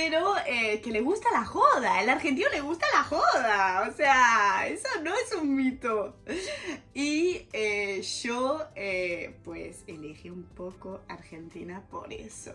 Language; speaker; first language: Spanish; non-native, fluent; French